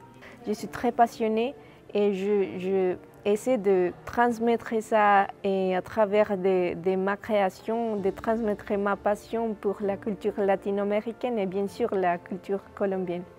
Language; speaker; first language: French; non-native, fluent; Spanish